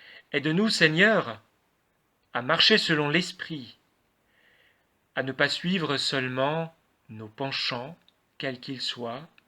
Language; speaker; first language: French; native; French